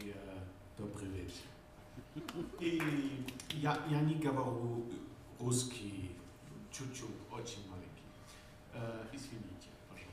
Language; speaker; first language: Russian; non-native, learner; German